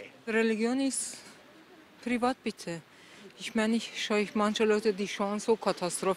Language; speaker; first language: German; non-native, learner; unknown